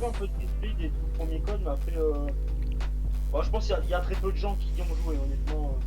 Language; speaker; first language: French; native; French